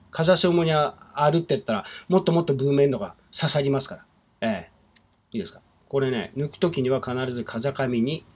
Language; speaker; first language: Japanese; native; Japanese